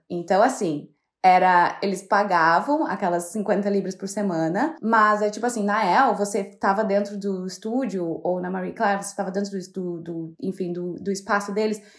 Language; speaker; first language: Portuguese; native; Portuguese